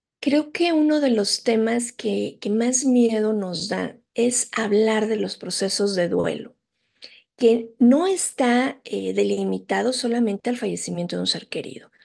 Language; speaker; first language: Spanish; native; Spanish